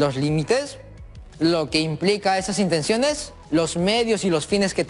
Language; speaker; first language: Spanish; native; Spanish